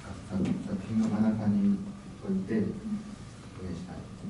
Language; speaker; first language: Japanese; non-native, learner; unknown